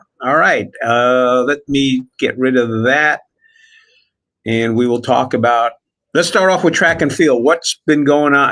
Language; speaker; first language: English; native; English